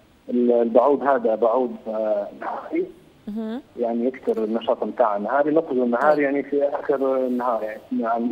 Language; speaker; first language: Arabic; native; Arabic